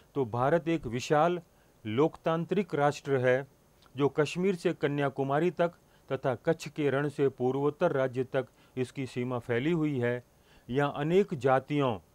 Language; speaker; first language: Hindi; native; Hindi